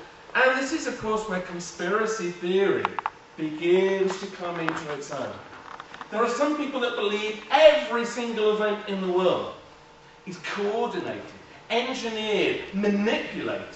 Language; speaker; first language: English; native; English